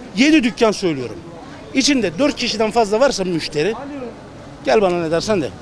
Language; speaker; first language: Turkish; native; Turkish